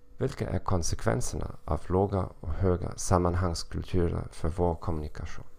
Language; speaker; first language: Swedish; non-native, learner; German